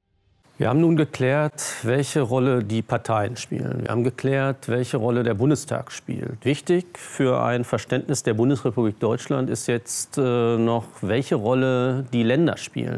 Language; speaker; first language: German; native; German